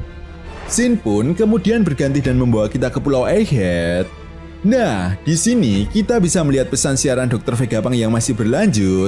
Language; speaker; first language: Indonesian; native; Indonesian